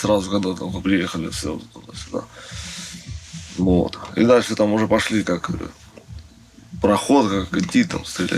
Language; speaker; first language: Russian; native; Russian